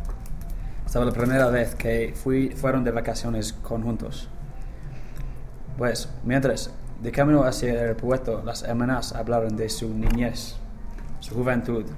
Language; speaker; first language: Spanish; non-native, learner; English